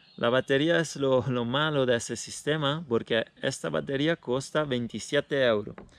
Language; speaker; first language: Spanish; non-native, fluent; Italian